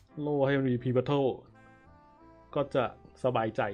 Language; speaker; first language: Thai; native; Thai